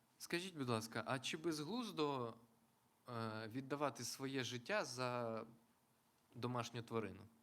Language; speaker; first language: Ukrainian; non-native, local second language; Russian